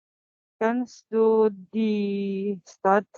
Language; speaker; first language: German; non-native, learner; Indonesian